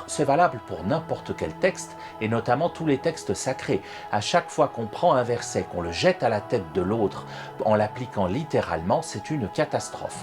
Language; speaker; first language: French; native; French